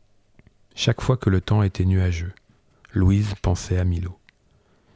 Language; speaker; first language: French; native; French